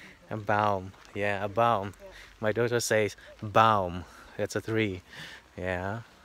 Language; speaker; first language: English; non-native, local second language; Filipino